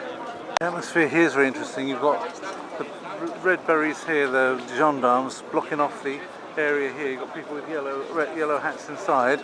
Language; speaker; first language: English; native; English